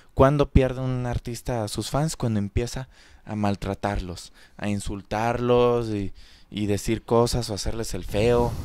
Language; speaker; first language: Spanish; native; Spanish